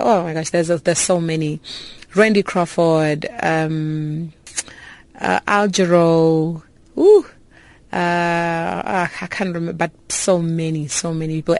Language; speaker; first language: English; non-native, local second language; Northern Sotho